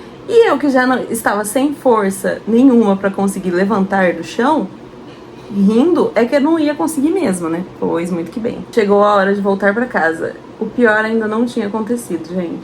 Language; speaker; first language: Portuguese; native; Portuguese